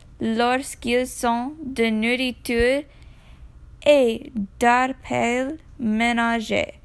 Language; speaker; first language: French; non-native, learner; English